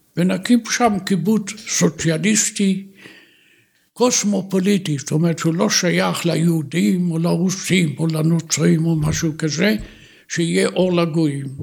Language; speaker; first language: Hebrew; native; Hebrew